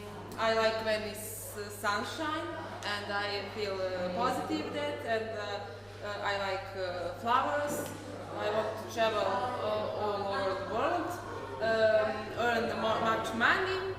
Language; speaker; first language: English; non-native, learner; Serbian